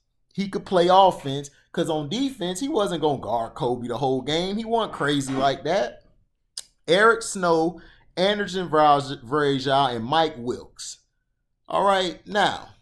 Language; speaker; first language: English; native; English